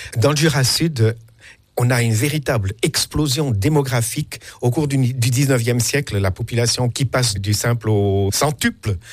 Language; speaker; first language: French; native; French